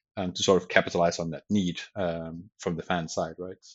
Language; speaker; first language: English; non-native, fluent; Danish